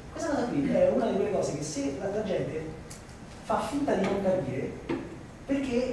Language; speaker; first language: Italian; native; Italian